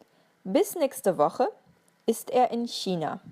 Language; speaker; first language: German; non-native, fluent; English